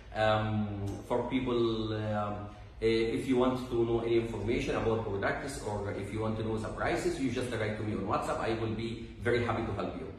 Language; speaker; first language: English; non-native, fluent; Arabic